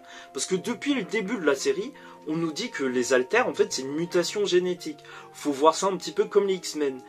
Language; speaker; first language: French; native; French